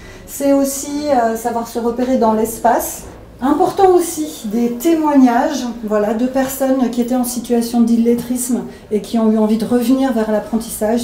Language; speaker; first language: French; native; French